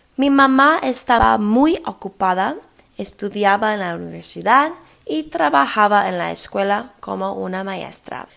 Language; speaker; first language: Spanish; early bilingual, heritage; English